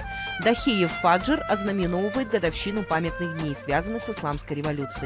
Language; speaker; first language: Russian; native; Russian